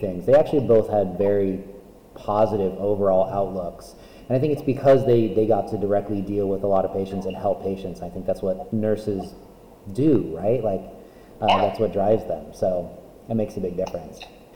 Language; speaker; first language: English; native; English